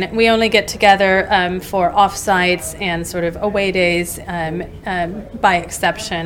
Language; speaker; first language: English; native; English